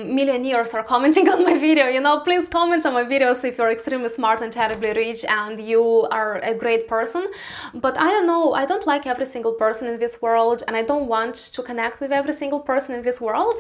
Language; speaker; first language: English; non-native, fluent; Romanian